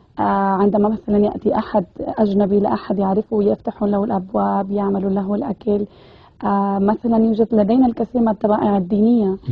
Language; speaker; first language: Arabic; early bilingual, other home language; Spanish